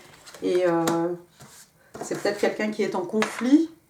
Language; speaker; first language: French; native; French